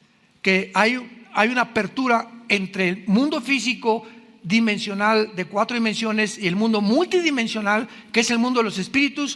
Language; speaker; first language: Spanish; native; Spanish